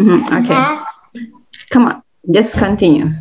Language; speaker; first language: English; non-native, fluent; Indonesian